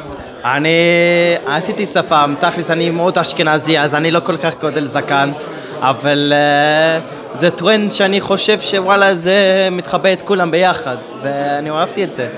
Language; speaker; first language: Hebrew; non-native, fluent; English